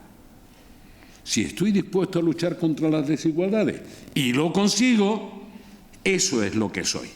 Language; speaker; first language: Spanish; native; Spanish